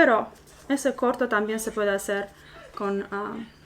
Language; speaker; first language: Spanish; non-native, fluent; English